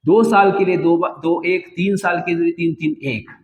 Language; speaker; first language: Hindi; non-native, local second language; Kannada